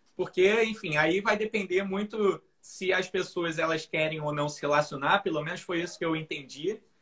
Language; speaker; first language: Portuguese; native; Portuguese